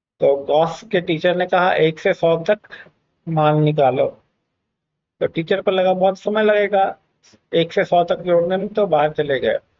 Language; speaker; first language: Hindi; native; Hindi